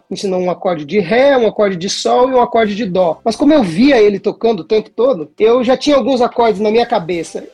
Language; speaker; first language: Portuguese; native; Portuguese